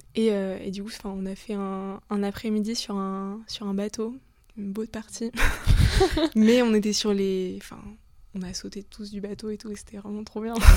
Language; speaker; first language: French; native; French